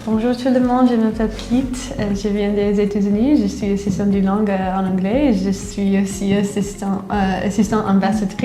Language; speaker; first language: French; non-native, fluent; English